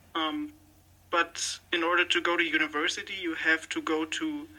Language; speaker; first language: English; non-native, fluent; German